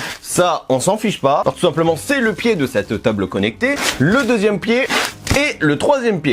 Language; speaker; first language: French; native; French